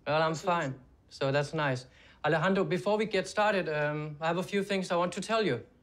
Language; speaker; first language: English; non-native, fluent; Danish